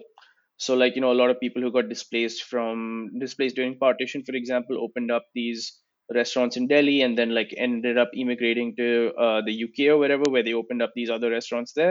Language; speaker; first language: English; non-native, local second language; Gujarati